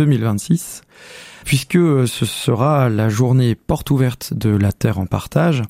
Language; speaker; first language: French; native; French